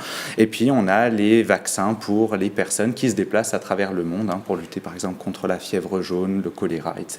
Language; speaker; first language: French; native; French